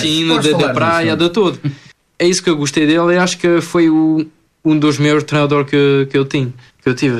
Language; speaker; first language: Portuguese; early bilingual, other home language; French